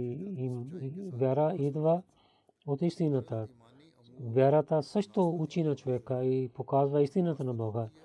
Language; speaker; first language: Bulgarian; non-native, learner; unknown